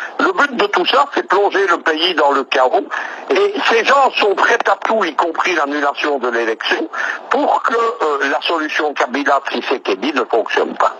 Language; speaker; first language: French; native; French